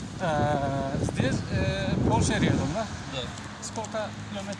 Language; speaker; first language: Russian; non-native, learner; Turkish